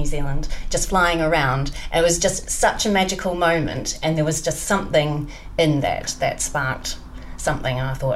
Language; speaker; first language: English; native; English